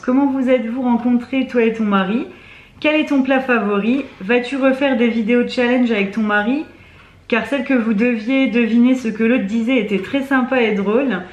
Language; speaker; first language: French; native; French